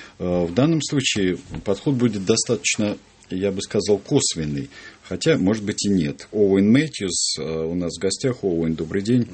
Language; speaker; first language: Russian; native; Russian